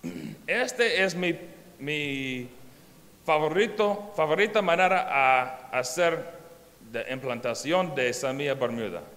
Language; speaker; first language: Spanish; non-native, learner; English